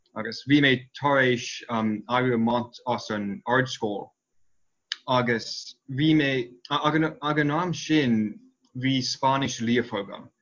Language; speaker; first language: Irish; non-native, fluent; English